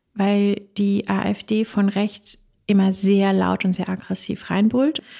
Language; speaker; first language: German; native; German